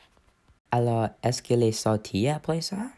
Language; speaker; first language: French; non-native, learner; English